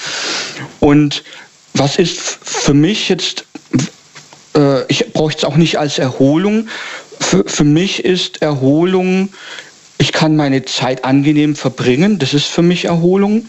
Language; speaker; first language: German; native; German